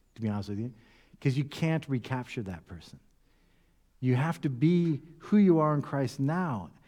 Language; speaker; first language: English; native; English